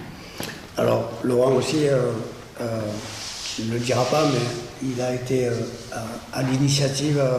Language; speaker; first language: French; native; French